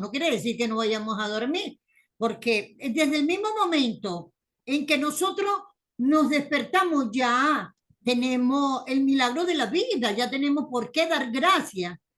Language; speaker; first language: Spanish; native; Spanish